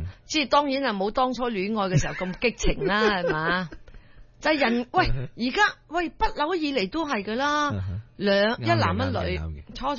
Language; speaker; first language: Cantonese; early bilingual, heritage; Cantonese